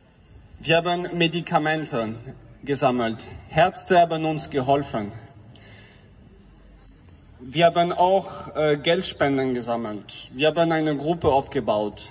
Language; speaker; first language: German; non-native, fluent; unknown